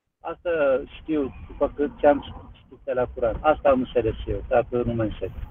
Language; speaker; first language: Romanian; non-native, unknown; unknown